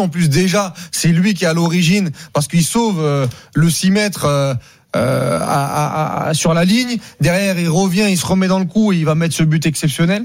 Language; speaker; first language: French; native; French